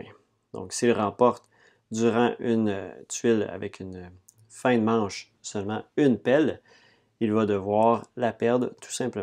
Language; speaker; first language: French; native; French